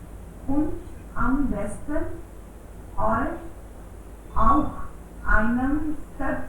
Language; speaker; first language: German; non-native, learner; Hindi